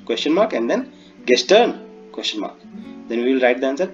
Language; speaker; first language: English; non-native, local second language; Hindi